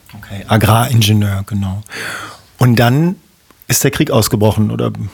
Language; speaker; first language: German; native; German